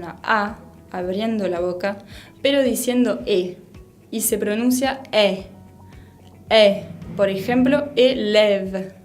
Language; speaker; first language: Spanish; non-native, fluent; French